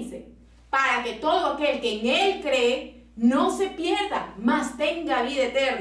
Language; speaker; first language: Spanish; native; Spanish